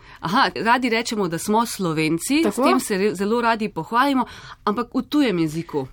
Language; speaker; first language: Slovenian; native; Slovenian